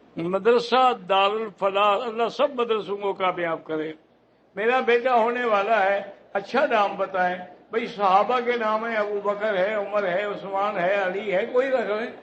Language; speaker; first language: Urdu; native; Urdu